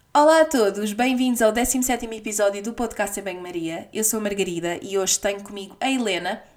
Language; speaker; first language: Portuguese; native; Portuguese